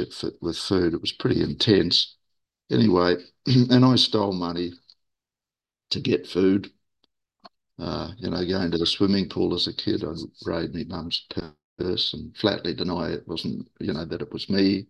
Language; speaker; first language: English; native; English